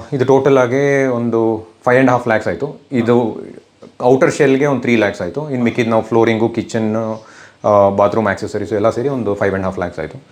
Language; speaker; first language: Kannada; native; Kannada